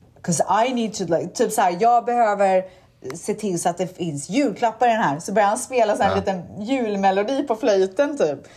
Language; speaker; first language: Swedish; native; Swedish